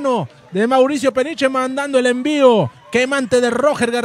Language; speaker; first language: Spanish; native; Spanish